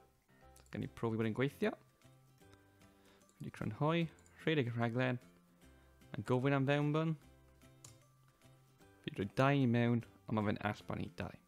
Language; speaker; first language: Welsh; native; Welsh